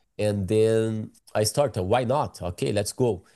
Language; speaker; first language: English; non-native, learner; Portuguese